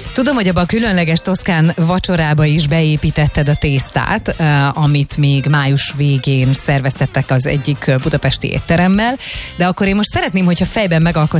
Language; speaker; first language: Hungarian; native; Hungarian